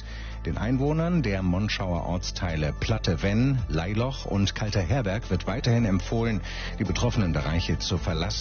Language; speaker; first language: German; native; German